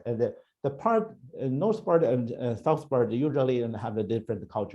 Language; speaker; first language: English; non-native, learner; Chinese